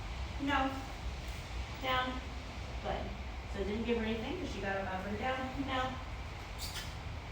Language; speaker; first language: English; native; English